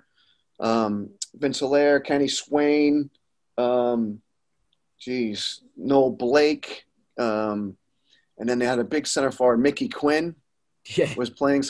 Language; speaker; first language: English; native; English